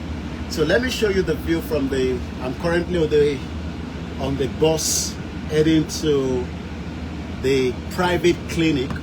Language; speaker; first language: English; non-native, local second language; Yoruba